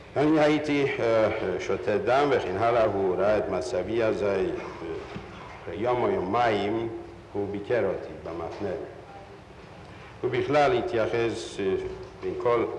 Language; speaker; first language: Hebrew; non-native, fluent; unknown